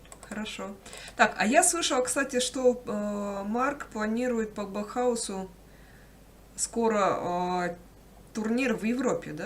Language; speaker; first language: Russian; native; Russian